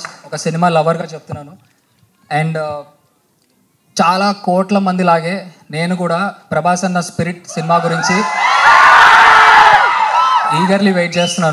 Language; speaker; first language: Telugu; native; Telugu